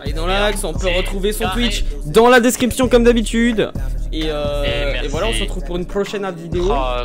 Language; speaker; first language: French; native; French